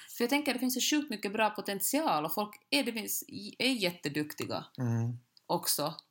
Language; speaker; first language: Swedish; native; Swedish